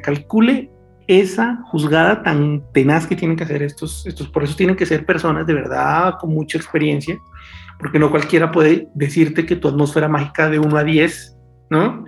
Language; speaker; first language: Spanish; native; Spanish